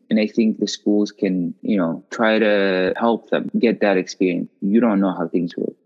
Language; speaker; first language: English; non-native, fluent; Arabic